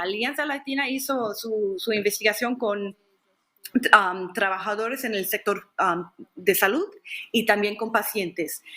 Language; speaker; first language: Spanish; non-native, fluent; English